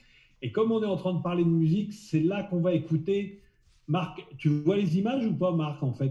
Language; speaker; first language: French; native; French